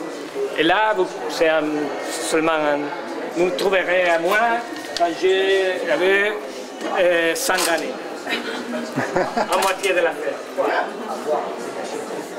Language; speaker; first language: French; non-native, learner; Spanish